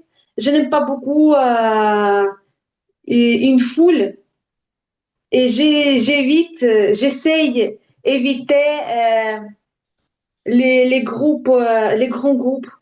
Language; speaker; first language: French; non-native, learner; Ukrainian